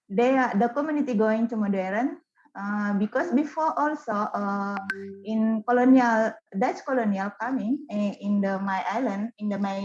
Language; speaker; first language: English; non-native, learner; Indonesian